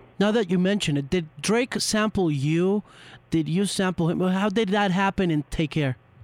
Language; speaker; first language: English; non-native, fluent; Spanish